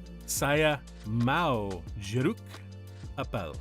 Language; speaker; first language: Indonesian; non-native, learner; English